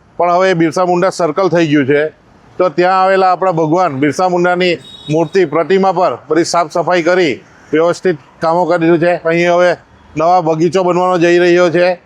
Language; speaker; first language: Gujarati; native; Gujarati